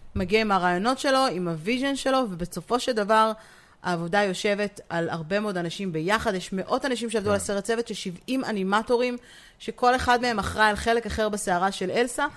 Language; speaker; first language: Hebrew; native; Hebrew